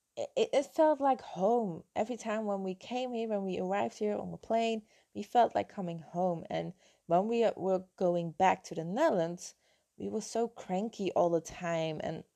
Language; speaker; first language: English; non-native, fluent; Dutch